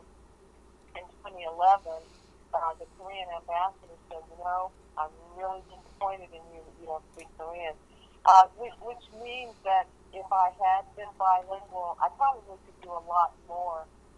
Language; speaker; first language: English; early bilingual, other home language; Korean